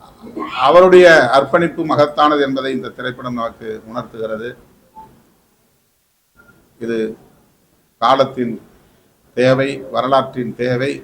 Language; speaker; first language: Tamil; native; Tamil